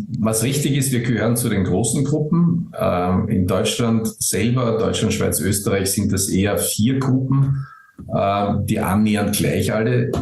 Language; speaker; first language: German; native; German